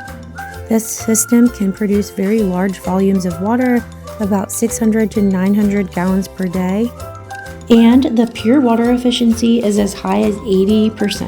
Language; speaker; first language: English; native; English